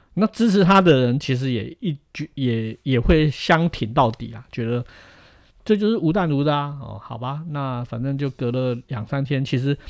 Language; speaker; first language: Chinese; native; Chinese